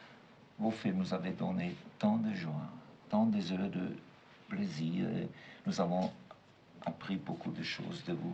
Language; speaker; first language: French; non-native, fluent; German